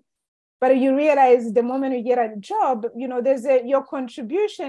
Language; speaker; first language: English; non-native, local second language; Kinyarwanda